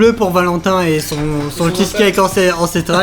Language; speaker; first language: French; native; French